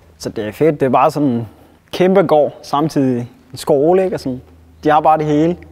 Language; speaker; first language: Danish; early bilingual, other home language; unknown